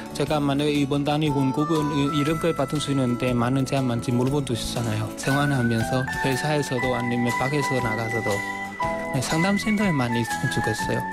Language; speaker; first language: Korean; non-native, learner; Vietnamese